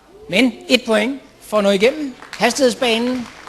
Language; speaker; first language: Danish; native; Danish